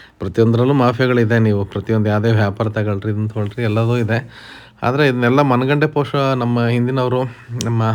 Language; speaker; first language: Kannada; native; Kannada